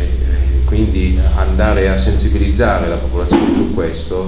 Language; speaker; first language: Italian; native; Italian